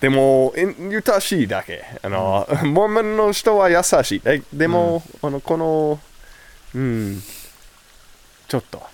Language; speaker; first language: Japanese; non-native, learner; English